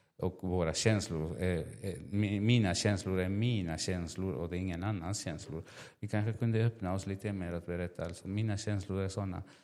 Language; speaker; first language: Swedish; non-native, fluent; Spanish